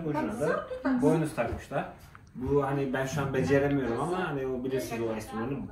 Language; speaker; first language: Turkish; native; Turkish